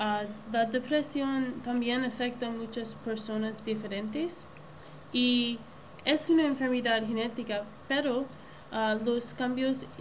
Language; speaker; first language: Spanish; non-native, learner; English